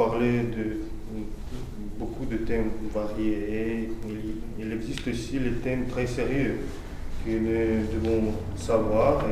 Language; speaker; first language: French; non-native, fluent; Russian